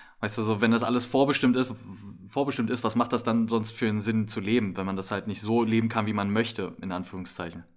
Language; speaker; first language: German; native; German